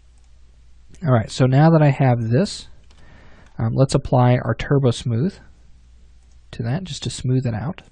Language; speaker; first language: English; native; English